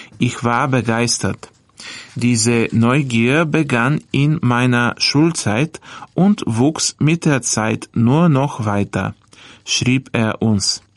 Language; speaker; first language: German; non-native, fluent; Bulgarian